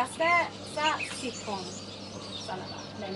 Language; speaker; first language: French; non-native, learner; English